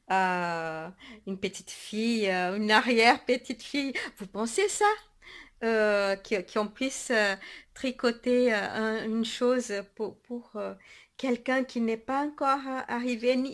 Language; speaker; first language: French; non-native, fluent; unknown